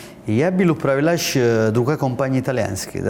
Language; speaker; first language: Russian; non-native, learner; Italian